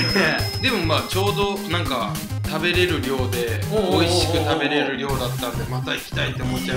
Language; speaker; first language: Japanese; non-native, fluent; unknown